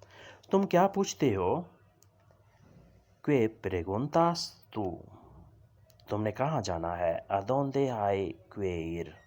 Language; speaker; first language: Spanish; non-native, learner; Urdu